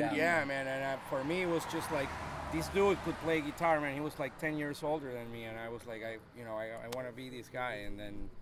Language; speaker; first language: English; non-native, fluent; Spanish